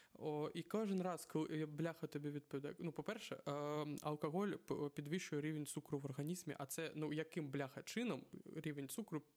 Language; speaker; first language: Ukrainian; non-native, local second language; Russian